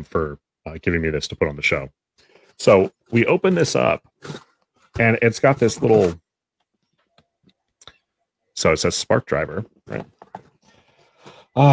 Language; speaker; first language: English; native; English